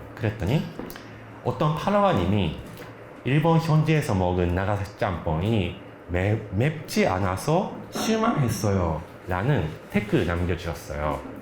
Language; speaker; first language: Korean; non-native, fluent; Japanese